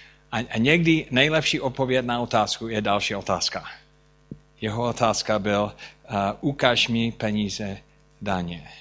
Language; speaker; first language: Czech; non-native, fluent; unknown